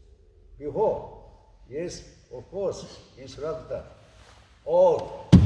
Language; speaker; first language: English; non-native, learner; Japanese